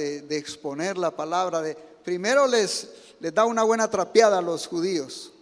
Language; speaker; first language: Spanish; native; Spanish